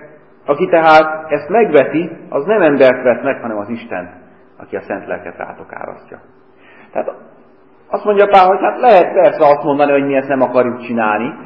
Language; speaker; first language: Hungarian; native; Hungarian